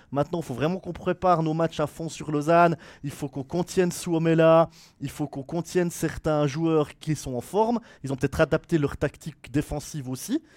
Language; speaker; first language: French; native; French